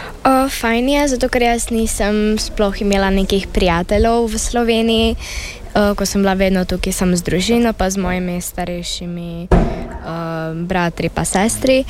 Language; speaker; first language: Slovenian; early bilingual, heritage; Slovenian